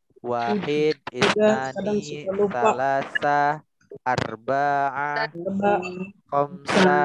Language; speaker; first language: Arabic; non-native, fluent; Indonesian